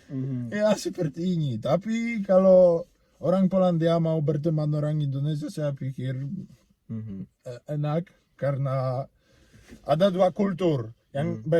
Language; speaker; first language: Indonesian; non-native, learner; Polish